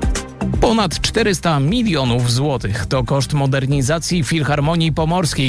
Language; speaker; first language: Polish; native; Polish